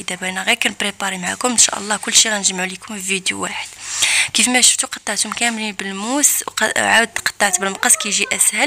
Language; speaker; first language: Arabic; native; Arabic